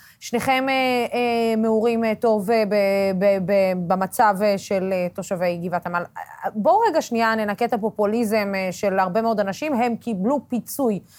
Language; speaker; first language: Hebrew; non-native, local second language; Arabic